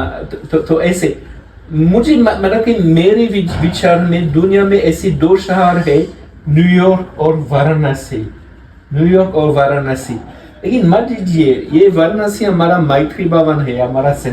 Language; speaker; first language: Hindi; non-native, learner; French